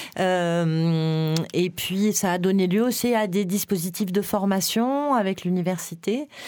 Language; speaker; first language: French; native; French